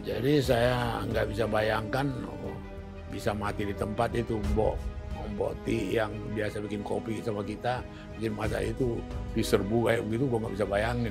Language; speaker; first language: Indonesian; native; Indonesian